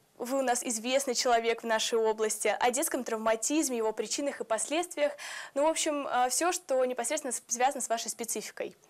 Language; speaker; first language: Russian; native; Russian